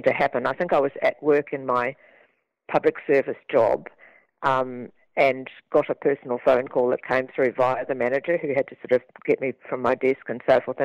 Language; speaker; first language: English; native; English